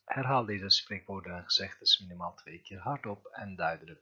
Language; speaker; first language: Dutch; non-native, fluent; Turkish